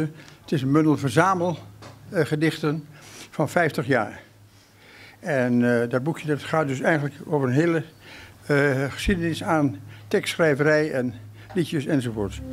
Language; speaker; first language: Dutch; native; Dutch